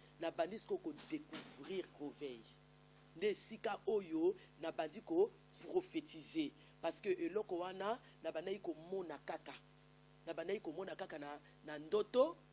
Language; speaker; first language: Lingala; native; Lingala